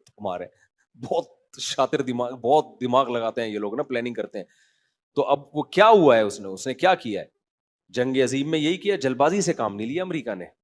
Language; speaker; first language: Urdu; native; Urdu